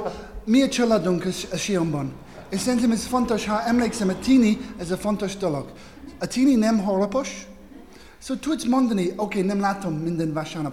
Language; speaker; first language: Hungarian; non-native, learner; English